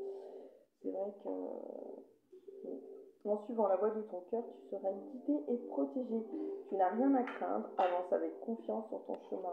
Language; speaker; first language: French; native; French